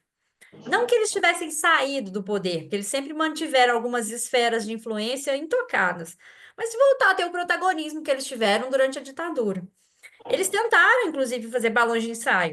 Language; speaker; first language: Portuguese; native; Portuguese